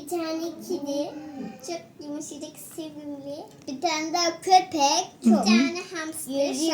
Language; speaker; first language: Turkish; early bilingual, heritage; Turkish